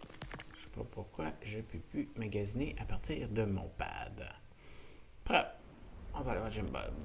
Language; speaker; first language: French; native; French